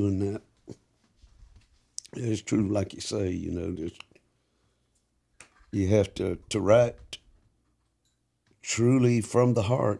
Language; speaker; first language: English; native; English